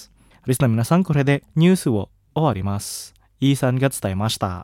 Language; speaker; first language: Japanese; non-native, fluent; Indonesian